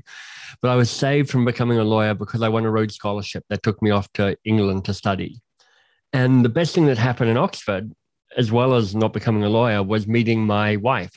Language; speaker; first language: English; native; English